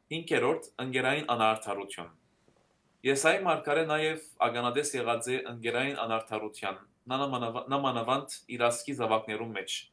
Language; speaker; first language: Armenian; early bilingual, heritage; Armenian